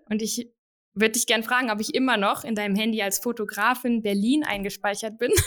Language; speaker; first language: German; native; German